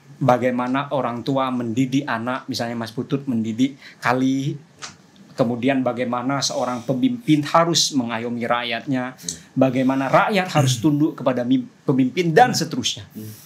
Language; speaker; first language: Indonesian; non-native, local second language; Madurese